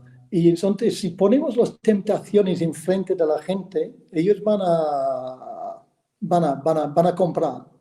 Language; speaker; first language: Spanish; non-native, fluent; English